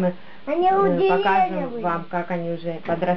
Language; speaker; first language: Russian; native; Russian